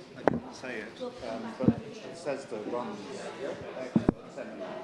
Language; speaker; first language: English; non-native, fluent; Italian